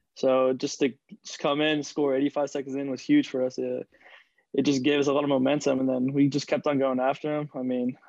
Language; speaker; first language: English; native; English